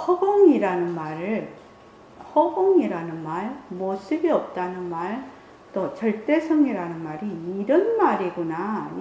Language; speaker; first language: Korean; native; Korean